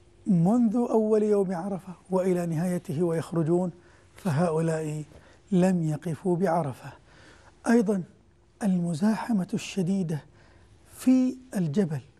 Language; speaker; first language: Arabic; native; Arabic